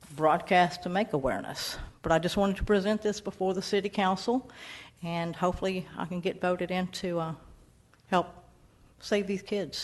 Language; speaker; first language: English; native; English